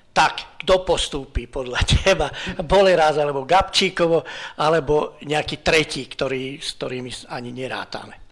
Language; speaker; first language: Slovak; non-native, local second language; Hungarian